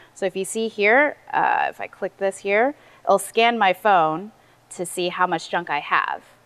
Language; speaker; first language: English; early bilingual, other home language; Chinese